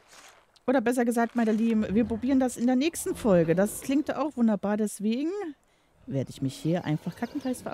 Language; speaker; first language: German; native; German